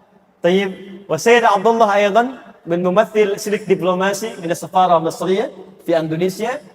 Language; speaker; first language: Arabic; non-native, fluent; Indonesian